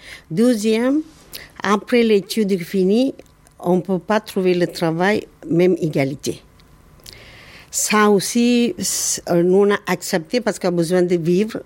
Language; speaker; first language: French; non-native, learner; Tamil